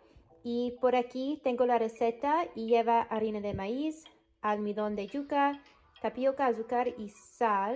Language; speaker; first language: Spanish; non-native, fluent; English